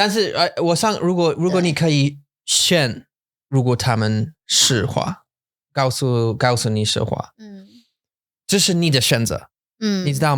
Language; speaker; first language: Chinese; non-native, fluent; English